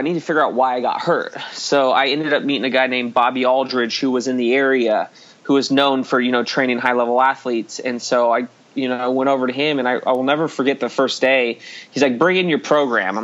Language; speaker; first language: English; native; English